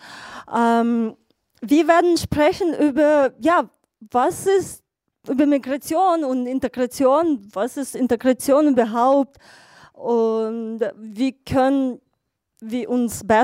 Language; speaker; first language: German; non-native, fluent; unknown